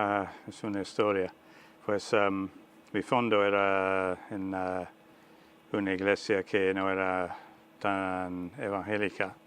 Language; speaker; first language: Spanish; non-native, fluent; English